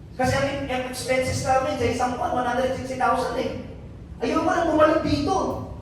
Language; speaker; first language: Filipino; non-native, local second language; Bikol